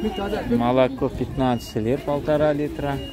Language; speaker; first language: Russian; non-native, fluent; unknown